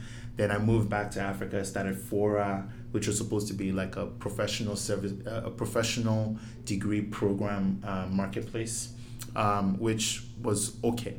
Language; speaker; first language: English; non-native, local second language; Yoruba